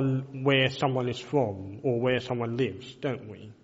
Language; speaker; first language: English; native; English